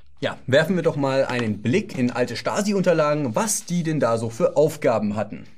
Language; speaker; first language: German; native; German